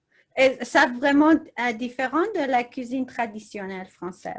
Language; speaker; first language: French; non-native, learner; English